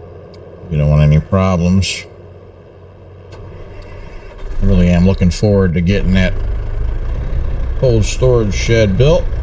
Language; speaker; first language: English; native; English